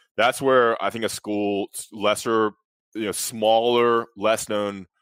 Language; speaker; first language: English; native; English